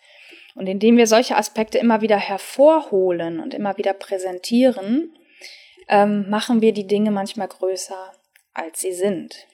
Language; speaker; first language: German; native; German